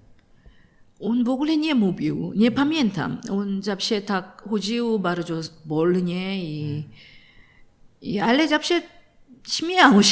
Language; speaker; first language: Polish; non-native, learner; Korean